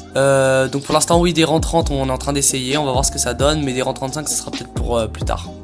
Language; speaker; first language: French; native; French